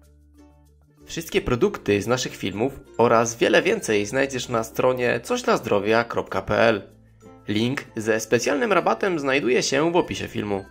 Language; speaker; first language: Polish; native; Polish